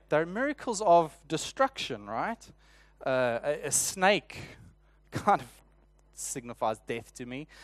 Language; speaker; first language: English; native; English